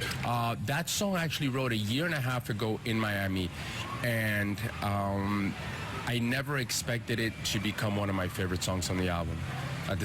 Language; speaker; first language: English; early bilingual, other home language; Spanish